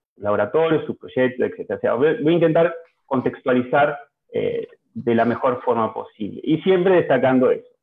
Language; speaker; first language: Spanish; native; Spanish